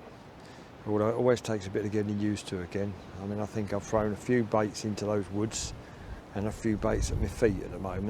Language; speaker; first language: English; native; English